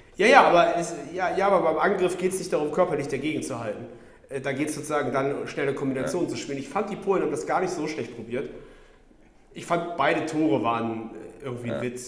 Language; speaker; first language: German; native; German